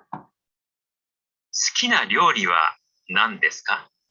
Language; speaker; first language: Japanese; non-native, learner; French